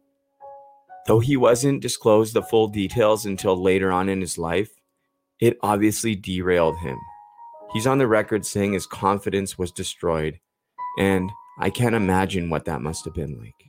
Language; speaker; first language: English; native; English